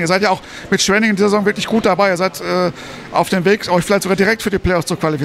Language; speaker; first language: German; native; German